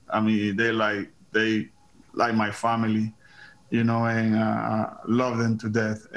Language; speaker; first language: English; non-native, fluent; Spanish